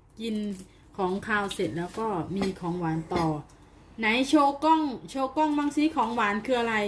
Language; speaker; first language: Thai; native; Thai